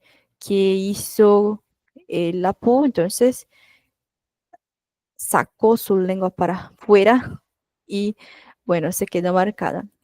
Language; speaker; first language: Spanish; non-native, fluent; Portuguese